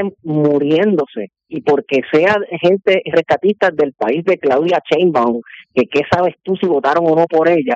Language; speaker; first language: Spanish; native; Spanish